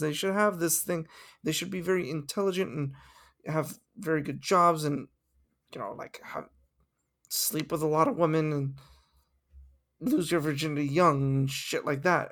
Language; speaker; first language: English; early bilingual, other home language; Spanish